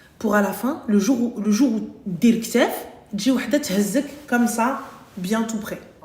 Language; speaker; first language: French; early bilingual, other home language; Arabic